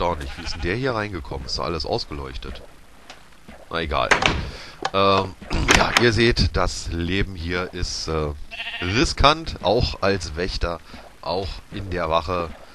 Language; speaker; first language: German; native; German